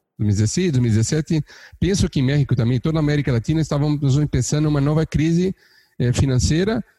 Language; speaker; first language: Portuguese; native; Portuguese